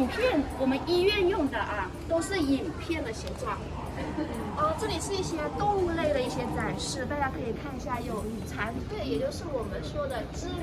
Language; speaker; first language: Chinese; native; Chinese